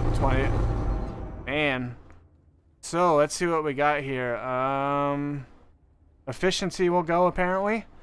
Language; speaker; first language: English; native; English